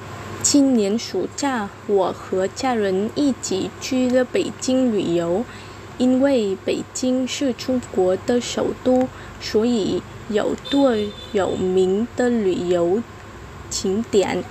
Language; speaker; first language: Chinese; non-native, learner; Vietnamese